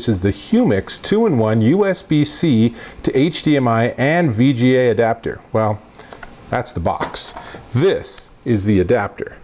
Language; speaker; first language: English; native; English